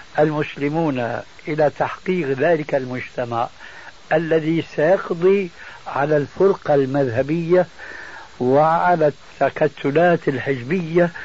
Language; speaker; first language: Arabic; early bilingual, other home language; Albanian